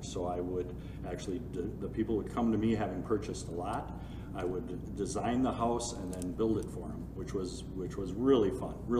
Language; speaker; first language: English; native; English